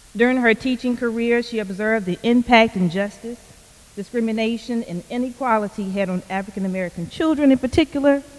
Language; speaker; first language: English; native; English